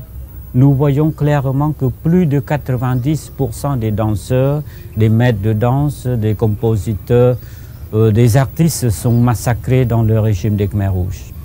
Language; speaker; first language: French; non-native, fluent; Khmer